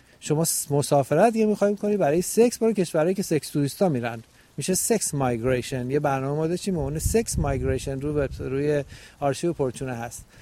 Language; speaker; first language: Persian; native; Persian